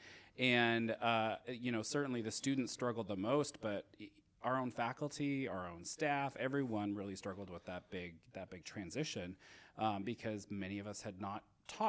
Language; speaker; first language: English; native; English